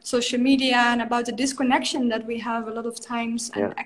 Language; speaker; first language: English; non-native, fluent; Dutch